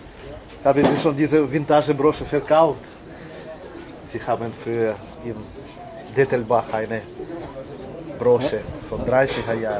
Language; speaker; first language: German; non-native, learner; Russian